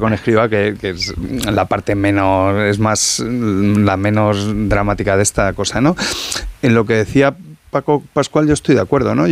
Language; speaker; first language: Spanish; native; Spanish